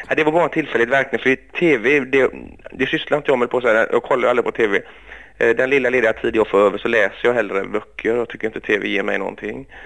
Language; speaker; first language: Swedish; early bilingual, other home language; Greek